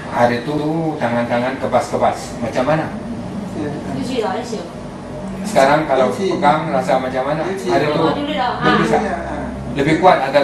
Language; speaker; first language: Indonesian; non-native, fluent; Malay